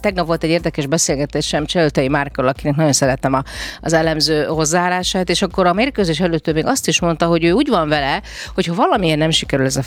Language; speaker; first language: Hungarian; native; Hungarian